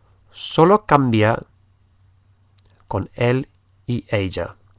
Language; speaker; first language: Spanish; native; Spanish